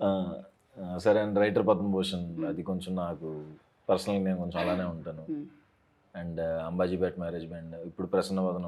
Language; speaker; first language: Telugu; native; Telugu